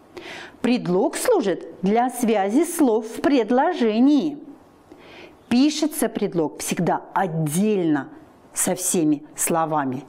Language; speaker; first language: Russian; native; Russian